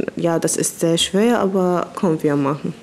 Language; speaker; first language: German; non-native, learner; Arabic